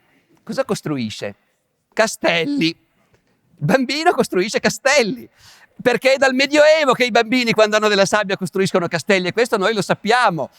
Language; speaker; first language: Italian; native; Italian